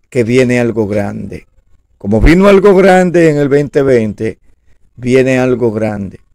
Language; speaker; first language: Spanish; native; Spanish